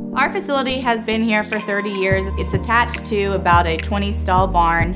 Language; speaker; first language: English; native; English